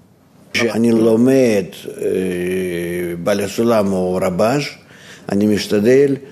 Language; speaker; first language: Hebrew; non-native, fluent; Russian